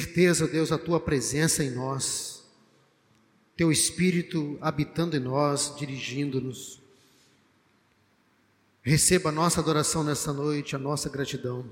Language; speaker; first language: Portuguese; native; Portuguese